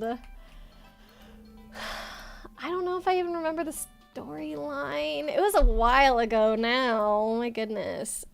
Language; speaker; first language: English; native; English